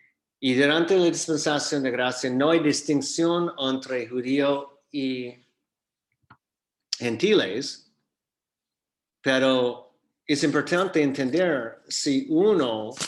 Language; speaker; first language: Spanish; non-native, fluent; English